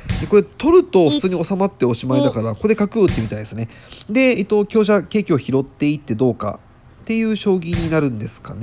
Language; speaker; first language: Japanese; native; Japanese